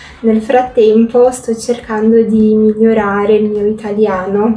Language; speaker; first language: Italian; non-native, fluent; Portuguese